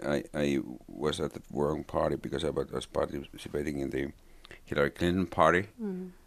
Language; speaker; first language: English; non-native, fluent; Finnish